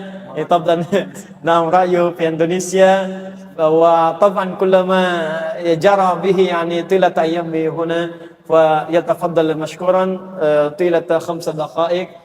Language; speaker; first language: Arabic; non-native, fluent; Indonesian